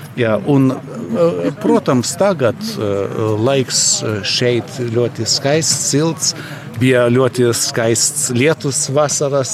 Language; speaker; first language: Latvian; non-native, learner; Lithuanian